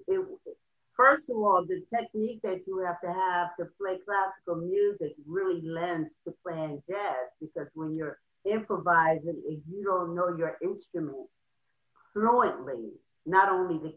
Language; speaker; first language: English; native; English